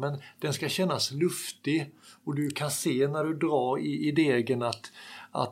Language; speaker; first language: Swedish; native; Swedish